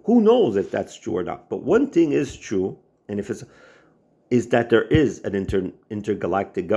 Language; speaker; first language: English; non-native, local second language; French